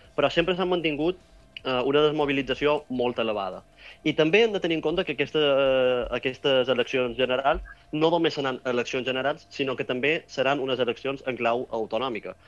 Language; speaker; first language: Catalan; native; Catalan